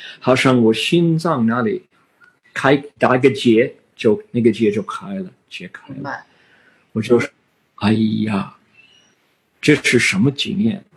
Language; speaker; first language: Chinese; non-native, fluent; English